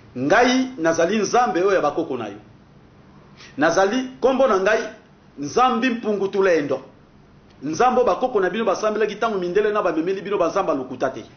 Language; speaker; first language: Lingala; non-native, local second language; Kongo